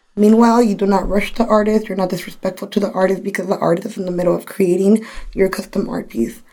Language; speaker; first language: English; early bilingual, other home language; Spanish